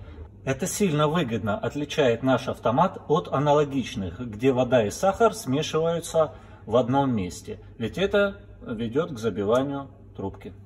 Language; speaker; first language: Russian; native; Russian